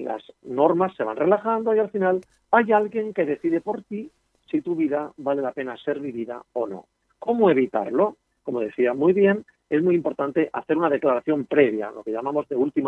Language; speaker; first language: Spanish; native; Spanish